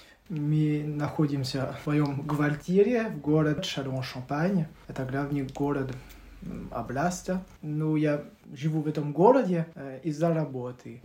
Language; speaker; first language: Russian; non-native, learner; French